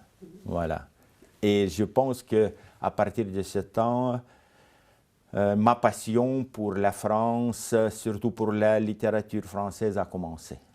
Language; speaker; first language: French; non-native, fluent; Lithuanian